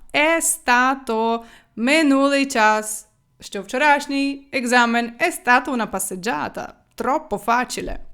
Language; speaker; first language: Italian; non-native, fluent; Ukrainian